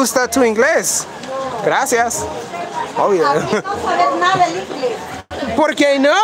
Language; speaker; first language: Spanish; non-native, learner; English